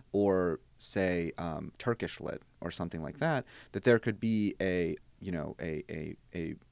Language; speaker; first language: English; early bilingual, other home language; Bosnian